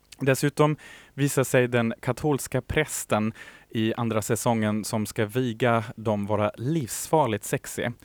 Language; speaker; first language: Swedish; native; Swedish